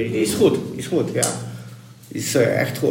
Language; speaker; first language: Dutch; non-native, learner; Polish